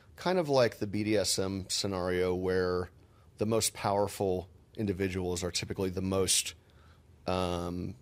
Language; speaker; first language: English; native; English